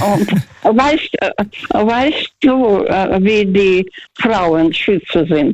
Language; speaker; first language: German; non-native, fluent; Russian